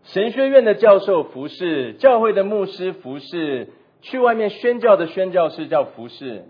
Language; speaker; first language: Chinese; native; Chinese